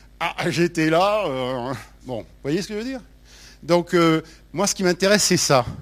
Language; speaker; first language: French; native; French